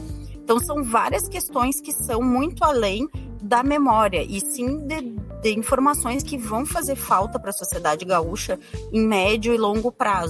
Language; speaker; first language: Portuguese; native; Portuguese